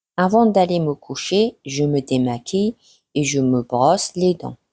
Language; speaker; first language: French; non-native, fluent; Mongolian